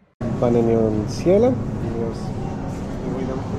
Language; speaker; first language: Finnish; non-native, learner; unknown